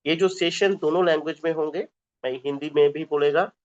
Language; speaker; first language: Hindi; non-native, local second language; Bangla